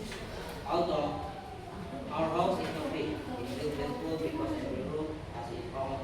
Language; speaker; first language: English; non-native, learner; Indonesian